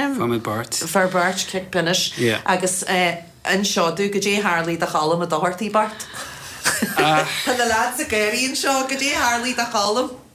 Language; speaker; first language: Irish; native; Irish